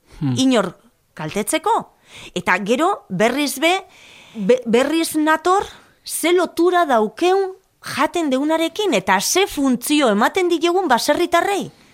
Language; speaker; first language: Basque; non-native, local second language; Spanish